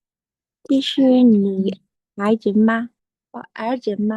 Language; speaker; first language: Chinese; non-native, learner; Burmese